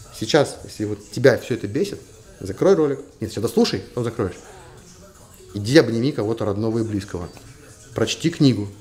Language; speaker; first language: Russian; native; Russian